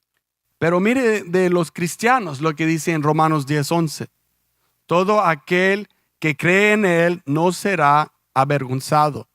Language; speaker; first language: Spanish; early bilingual, heritage; Spanish